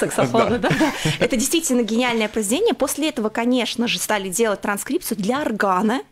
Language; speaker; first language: Russian; native; Russian